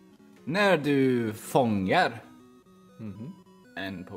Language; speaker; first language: Swedish; non-native, learner; English